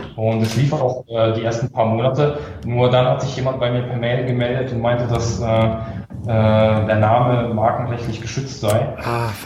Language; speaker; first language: German; native; German